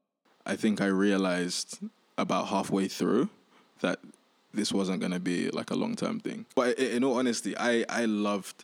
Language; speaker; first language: English; native; English